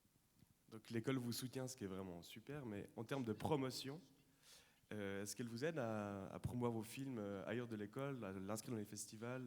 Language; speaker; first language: French; native; French